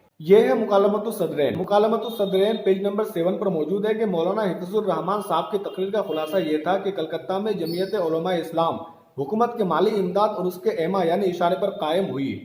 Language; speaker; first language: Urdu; native; Urdu